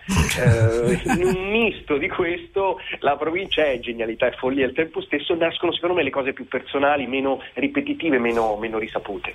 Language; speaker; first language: Italian; native; Italian